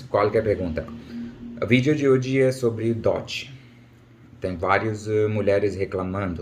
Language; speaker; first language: Portuguese; non-native, learner; Urdu